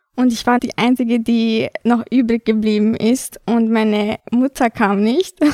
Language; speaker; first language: German; early bilingual, other home language; Albanian